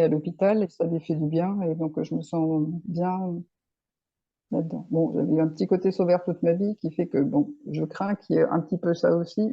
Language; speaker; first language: French; native; French